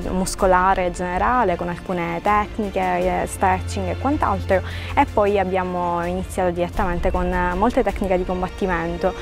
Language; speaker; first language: Italian; native; Italian